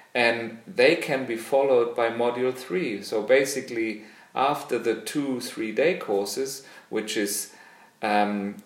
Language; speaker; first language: English; non-native, fluent; German